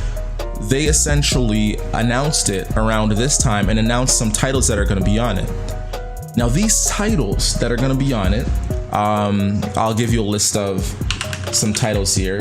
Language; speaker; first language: English; native; English